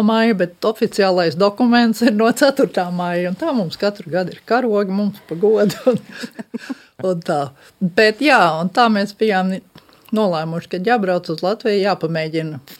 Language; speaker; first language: Latvian; early bilingual, heritage; Latvian